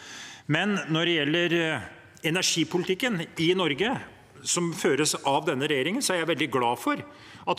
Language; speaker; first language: Norwegian; native; Norwegian